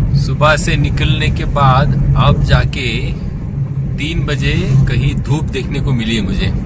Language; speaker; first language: Hindi; non-native, local second language; Marathi